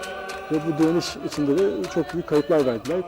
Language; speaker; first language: Turkish; native; Turkish